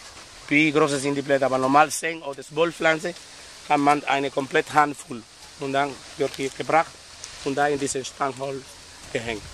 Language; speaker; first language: German; non-native, learner; Spanish